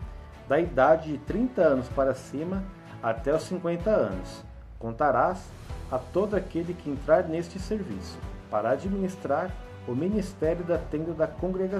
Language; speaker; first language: Portuguese; native; Portuguese